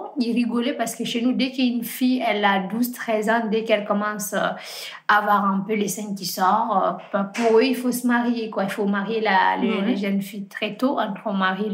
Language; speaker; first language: French; non-native, fluent; Fula